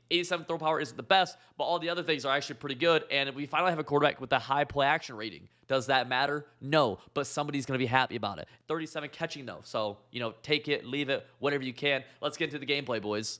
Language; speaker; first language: English; native; English